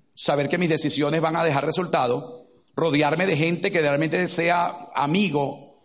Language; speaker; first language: Spanish; native; Spanish